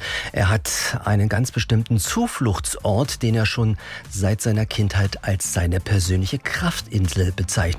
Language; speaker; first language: German; native; German